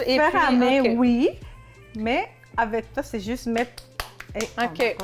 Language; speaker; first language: French; non-native, fluent; Spanish